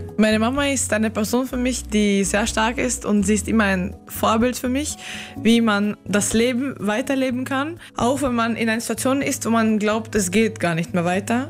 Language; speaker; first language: German; early bilingual, other home language; Ukrainian